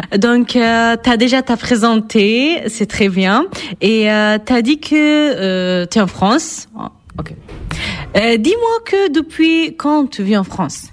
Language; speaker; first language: French; non-native, fluent; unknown